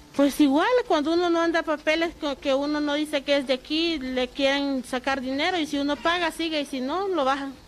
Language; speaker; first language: Spanish; native; Spanish